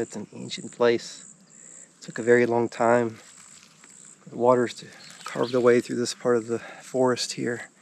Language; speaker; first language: English; native; English